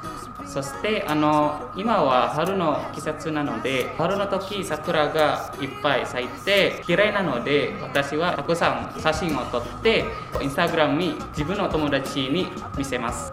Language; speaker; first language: Japanese; non-native, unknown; Indonesian